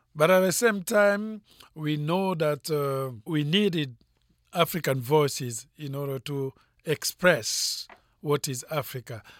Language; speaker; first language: English; non-native, fluent; French